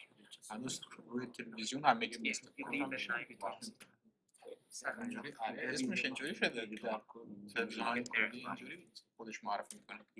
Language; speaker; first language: Persian; non-native, learner; Kurdish